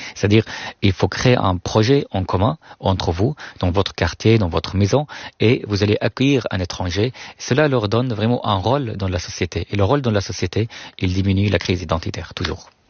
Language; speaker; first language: French; non-native, fluent; Arabic